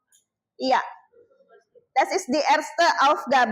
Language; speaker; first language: German; non-native, fluent; Indonesian